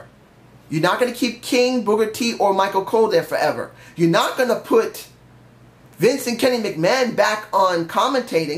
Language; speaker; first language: English; native; English